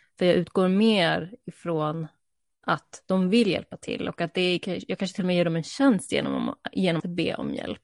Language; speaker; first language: Swedish; native; Swedish